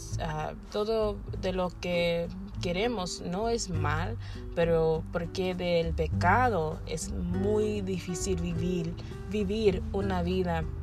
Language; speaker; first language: Spanish; non-native, learner; English